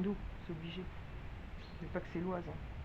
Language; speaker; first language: French; native; French